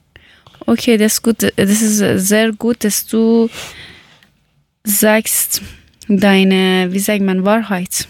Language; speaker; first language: German; non-native, learner; Persian